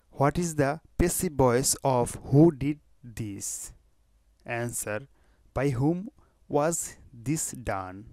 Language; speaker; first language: English; non-native, local second language; Bangla